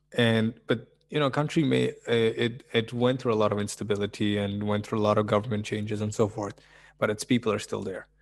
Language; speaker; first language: English; early bilingual, other home language; Russian